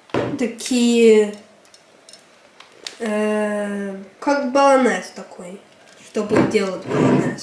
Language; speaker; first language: Russian; early bilingual, heritage; Russian